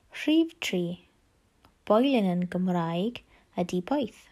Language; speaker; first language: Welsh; non-native, learner; English